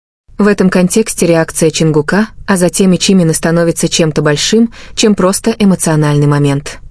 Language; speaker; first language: Russian; native; Russian